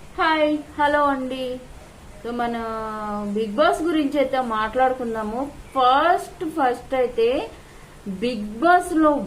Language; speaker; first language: Telugu; native; Telugu